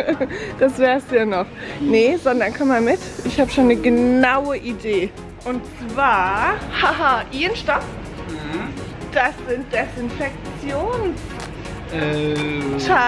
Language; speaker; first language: German; native; German